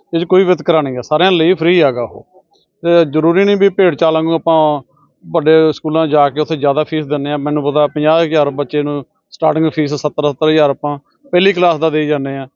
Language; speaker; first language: Punjabi; native; Punjabi